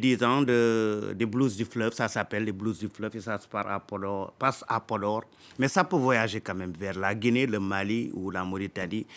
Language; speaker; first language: French; non-native, local second language; Fula